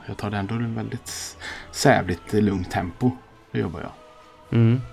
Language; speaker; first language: Swedish; native; Swedish